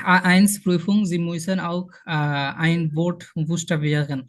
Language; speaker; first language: German; non-native, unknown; Bangla